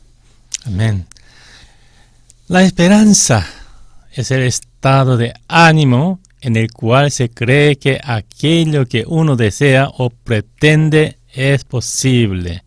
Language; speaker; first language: Spanish; non-native, fluent; Korean